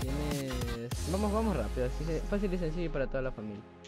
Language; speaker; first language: Spanish; native; Spanish